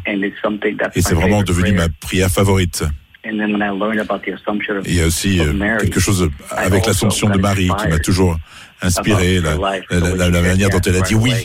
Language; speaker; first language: French; non-native, fluent; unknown